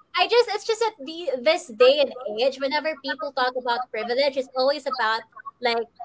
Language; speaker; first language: English; non-native, local second language; Filipino